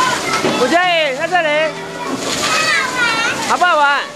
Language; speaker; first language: Chinese; native; Chinese